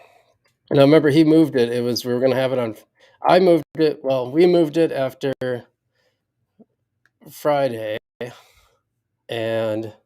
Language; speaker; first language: English; native; English